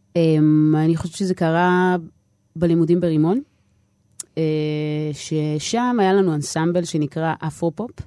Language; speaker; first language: Hebrew; native; Hebrew